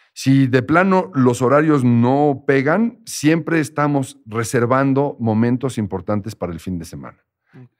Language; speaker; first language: Spanish; native; Spanish